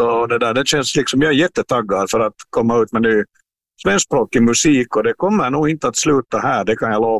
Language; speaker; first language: Swedish; native; Swedish